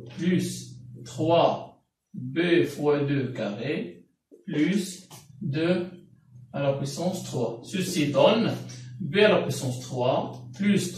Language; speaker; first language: French; non-native, local second language; Arabic